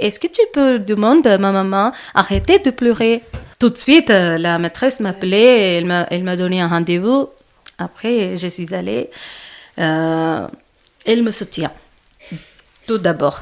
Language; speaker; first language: French; non-native, learner; Malayalam